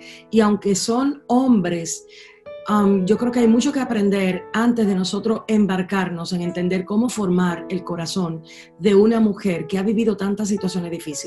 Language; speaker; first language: Spanish; native; Spanish